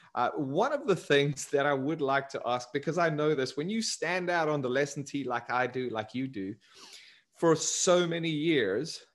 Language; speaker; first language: English; native; English